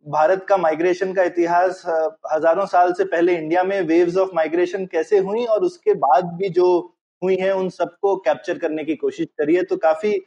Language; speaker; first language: Hindi; native; Hindi